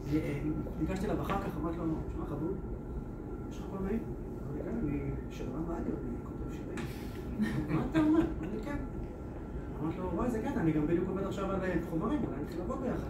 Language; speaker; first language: Hebrew; native; Hebrew